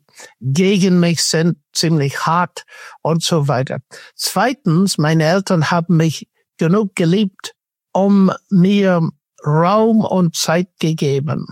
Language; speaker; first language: German; non-native, fluent; English